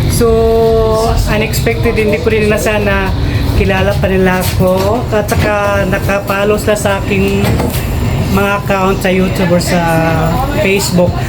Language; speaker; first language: Filipino; native; Filipino